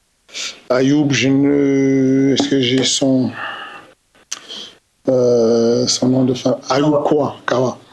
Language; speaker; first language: French; native; French